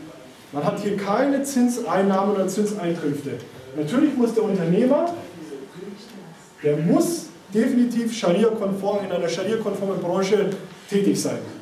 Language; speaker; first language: German; native; German